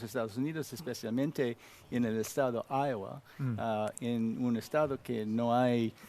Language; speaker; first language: Spanish; non-native, learner; Korean